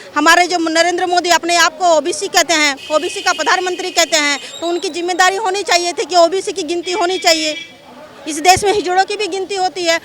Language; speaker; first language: Hindi; non-native, local second language; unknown